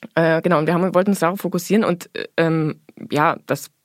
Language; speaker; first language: German; native; German